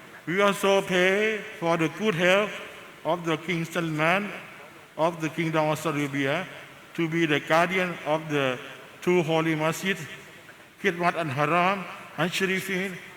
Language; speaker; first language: English; non-native, learner; Thai